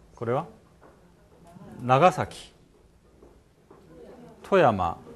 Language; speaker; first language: Japanese; non-native, fluent; Korean